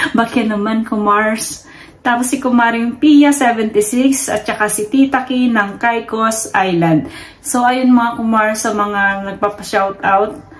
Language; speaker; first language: Filipino; native; Filipino